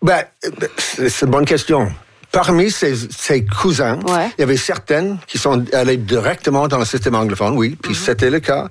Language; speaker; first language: French; native; French